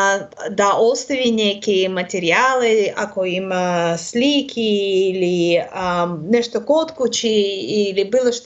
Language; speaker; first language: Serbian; non-native, learner; Russian